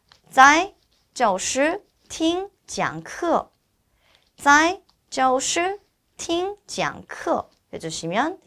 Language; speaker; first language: Chinese; non-native, fluent; Korean